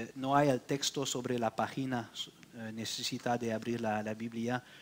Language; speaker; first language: Spanish; non-native, learner; French